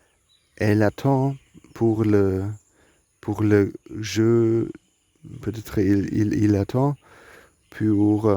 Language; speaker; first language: French; non-native, learner; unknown